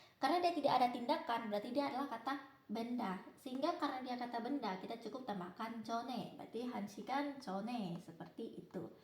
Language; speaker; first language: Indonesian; native; Indonesian